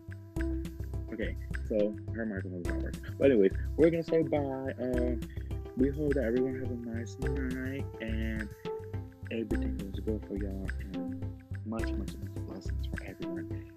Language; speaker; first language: English; early bilingual, other home language; Spanish